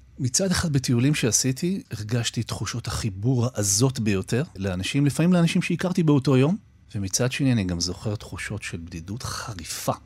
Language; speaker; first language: Hebrew; native; Hebrew